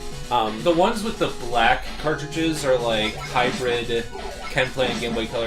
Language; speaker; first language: English; native; English